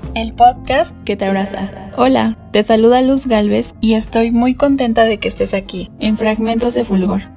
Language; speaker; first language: Spanish; native; Spanish